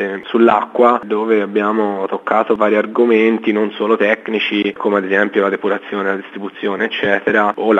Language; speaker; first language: Italian; native; Italian